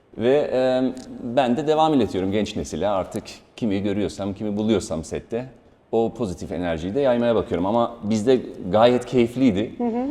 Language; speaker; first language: Turkish; early bilingual, heritage; Turkish